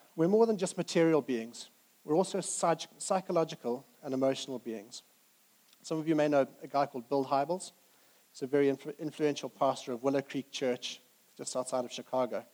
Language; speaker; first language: English; native; English